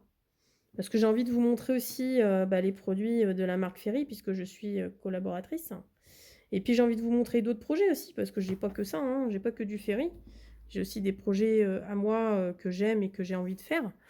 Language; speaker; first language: French; native; French